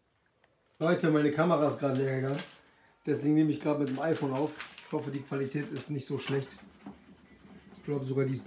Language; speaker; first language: German; early bilingual, other home language; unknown